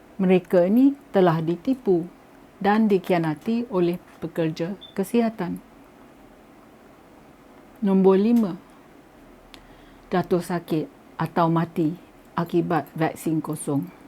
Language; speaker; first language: Malay; native; Malay